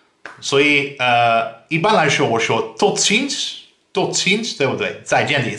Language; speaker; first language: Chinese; non-native, fluent; Dutch